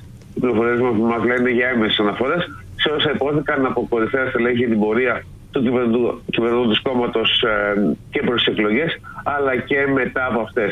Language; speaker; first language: Greek; native; Greek